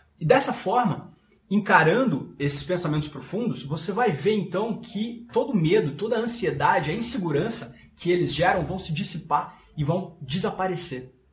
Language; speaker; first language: Portuguese; non-native, fluent; French